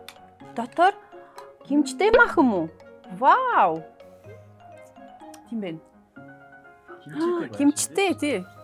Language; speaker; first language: Mongolian; non-native, learner; Russian